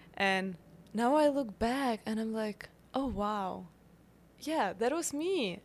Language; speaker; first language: English; non-native, fluent; Russian